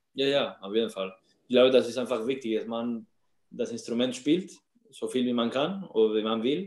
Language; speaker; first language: German; non-native, fluent; Spanish